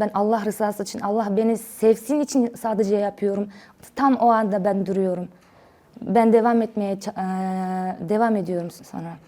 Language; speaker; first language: Turkish; non-native, learner; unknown